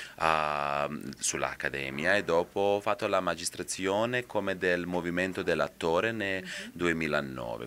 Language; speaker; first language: Italian; non-native, fluent; Serbian